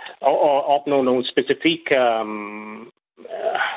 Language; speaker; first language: Danish; non-native, fluent; English